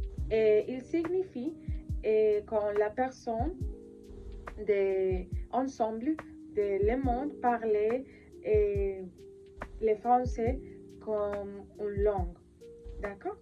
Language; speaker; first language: French; non-native, learner; Spanish